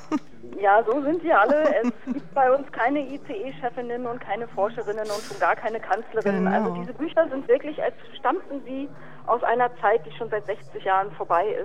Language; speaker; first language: German; native; German